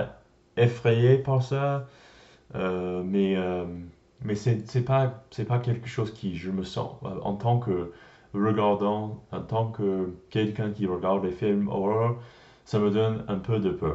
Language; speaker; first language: French; non-native, learner; English